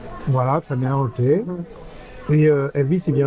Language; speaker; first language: French; native; French